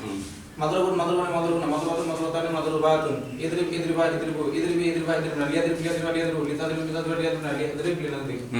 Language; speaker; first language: Arabic; non-native, learner; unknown